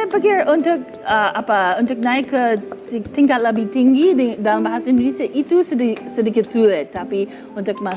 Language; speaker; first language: Indonesian; non-native, fluent; English